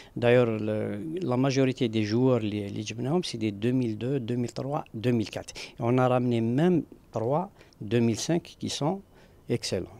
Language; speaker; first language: French; non-native, local second language; Arabic